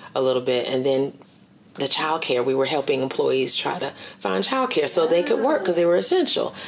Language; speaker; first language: English; native; English